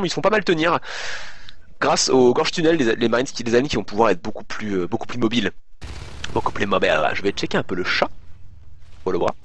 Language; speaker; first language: French; native; French